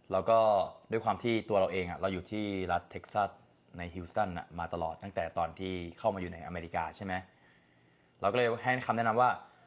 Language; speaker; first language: Thai; native; Thai